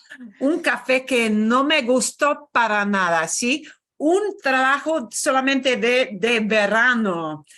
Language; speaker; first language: Spanish; non-native, fluent; English